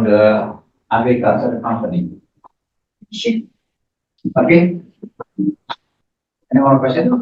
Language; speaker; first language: English; non-native, learner; Indonesian